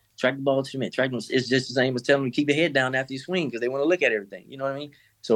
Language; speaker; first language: English; native; English